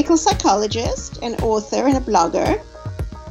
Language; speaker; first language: English; native; English